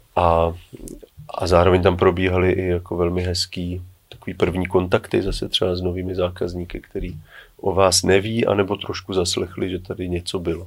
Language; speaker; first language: Czech; native; Czech